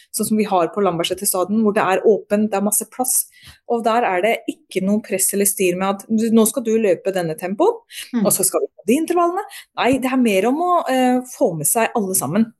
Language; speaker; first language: Norwegian; native; Norwegian